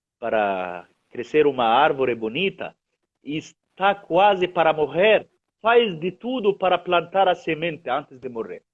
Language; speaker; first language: Portuguese; non-native, fluent; Arabic